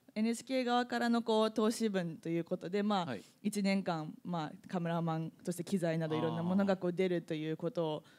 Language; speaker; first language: Japanese; native; Japanese